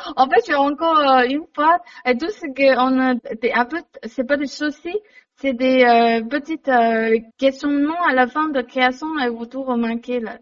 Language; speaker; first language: French; non-native, learner; Chinese